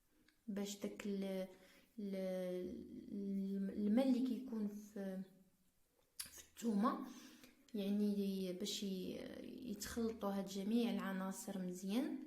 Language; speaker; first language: Arabic; native; Arabic